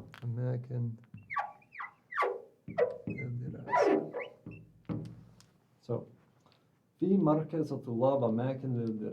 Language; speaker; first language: Arabic; non-native, fluent; English